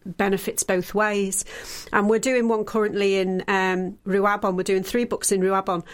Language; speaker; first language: English; native; English